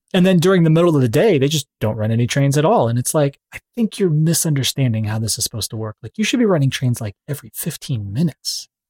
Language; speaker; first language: English; native; English